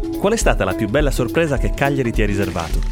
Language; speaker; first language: Italian; native; Italian